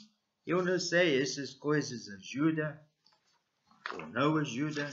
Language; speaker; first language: Portuguese; non-native, learner; English